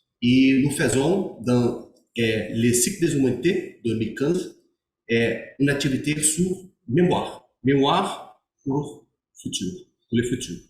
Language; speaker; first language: French; non-native, learner; Portuguese